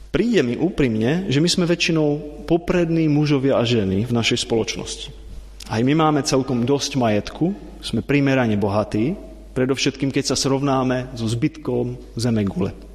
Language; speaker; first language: Slovak; non-native, fluent; Czech